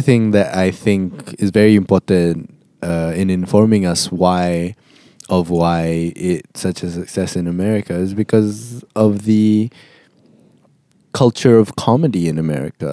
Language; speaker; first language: English; non-native, local second language; Malay